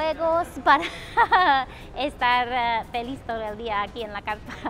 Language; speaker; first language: Spanish; non-native, fluent; English